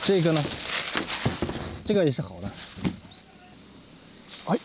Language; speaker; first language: Chinese; native; Chinese